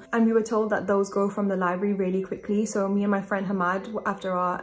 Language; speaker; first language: English; native; English